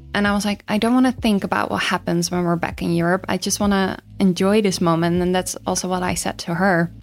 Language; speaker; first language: English; non-native, fluent; Dutch